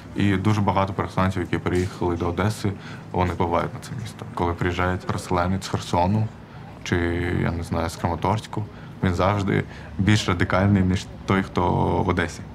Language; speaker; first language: Ukrainian; non-native, local second language; Armenian